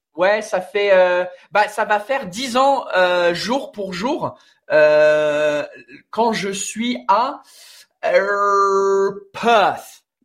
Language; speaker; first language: French; non-native, fluent; English